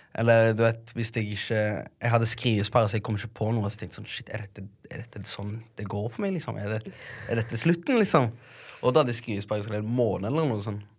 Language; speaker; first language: Norwegian; early bilingual, other home language; Tigrinya